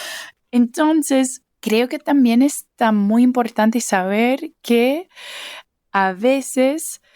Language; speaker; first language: Spanish; early bilingual, heritage; English